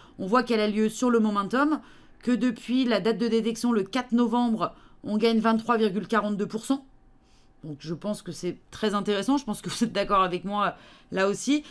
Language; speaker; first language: French; native; French